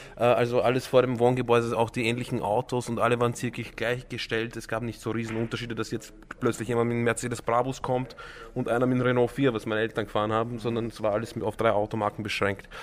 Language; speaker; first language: German; early bilingual, other home language; Croatian